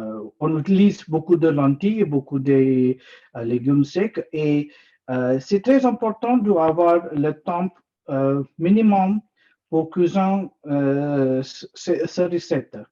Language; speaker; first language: French; non-native, learner; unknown